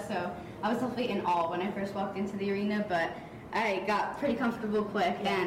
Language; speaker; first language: English; native; English